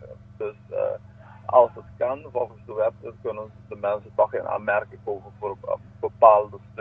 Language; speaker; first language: Dutch; non-native, local second language; Papiamento